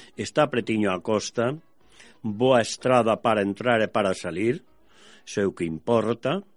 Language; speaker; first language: Galician; native; Galician